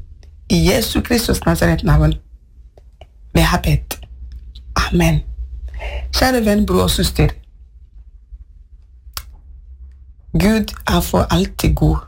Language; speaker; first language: Norwegian; non-native, fluent; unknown